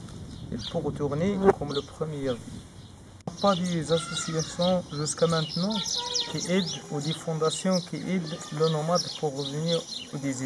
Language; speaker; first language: French; non-native, learner; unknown